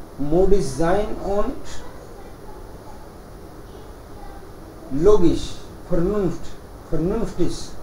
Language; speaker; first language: German; non-native, fluent; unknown